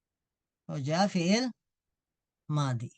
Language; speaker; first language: Arabic; non-native, fluent; Indonesian